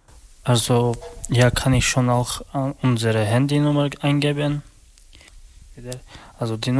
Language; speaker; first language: German; non-native, learner; Romany